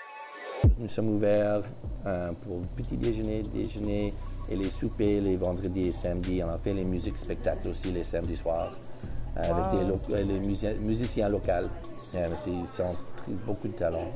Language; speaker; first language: French; early bilingual, heritage; English